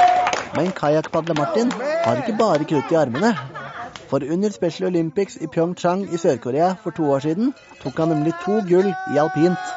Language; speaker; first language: Norwegian; native; Norwegian